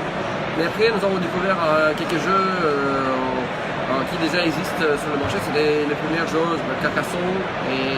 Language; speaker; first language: French; non-native, learner; Russian